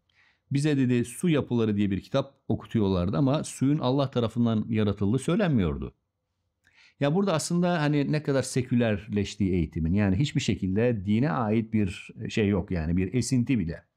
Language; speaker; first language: Turkish; native; Turkish